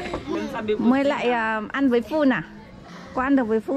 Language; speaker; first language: Vietnamese; native; Vietnamese